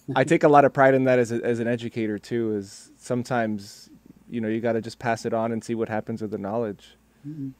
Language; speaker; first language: English; early bilingual, other home language; Spanish